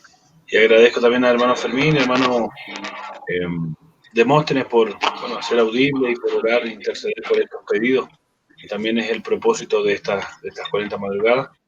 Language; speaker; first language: Spanish; native; Spanish